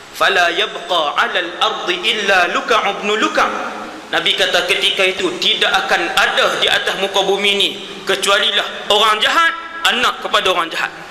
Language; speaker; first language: Malay; native; Malay